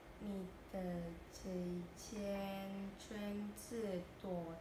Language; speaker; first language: Chinese; non-native, learner; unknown